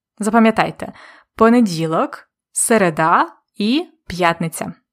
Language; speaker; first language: Ukrainian; native; Ukrainian